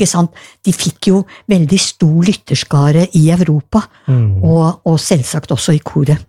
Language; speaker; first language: Norwegian; native; Norwegian